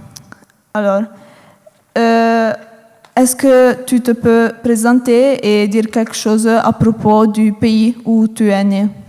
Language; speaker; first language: French; non-native, learner; Italian